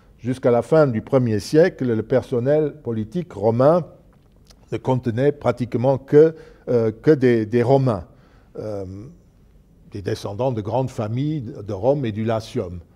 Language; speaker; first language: French; non-native, local second language; Luxembourgish